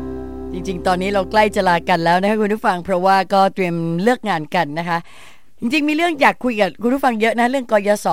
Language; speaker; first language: Thai; native; Thai